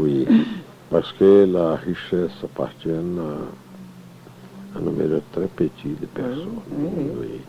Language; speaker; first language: French; non-native, fluent; Portuguese